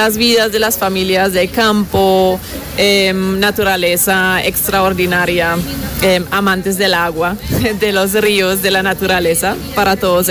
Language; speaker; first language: Spanish; non-native, fluent; German